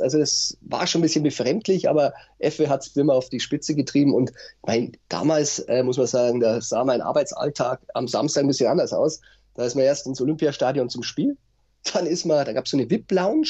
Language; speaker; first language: German; native; German